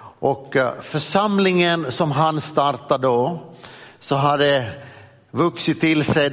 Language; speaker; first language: Swedish; native; Swedish